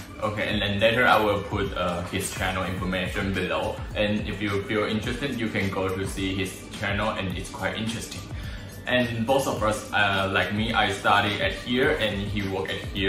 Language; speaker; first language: English; non-native, learner; Chinese